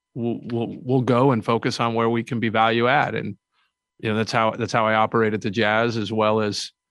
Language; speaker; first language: English; native; English